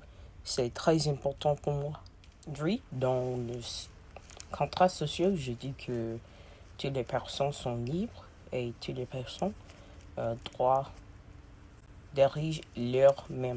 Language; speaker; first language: French; non-native, learner; English